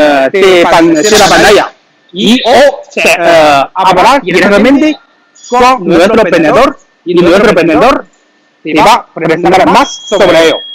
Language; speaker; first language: Spanish; non-native, learner; Chinese